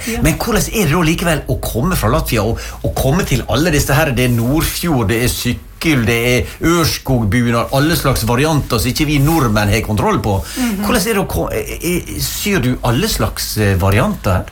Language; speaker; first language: Norwegian; native; Norwegian